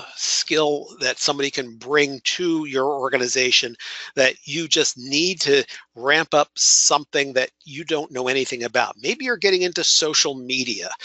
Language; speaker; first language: English; native; English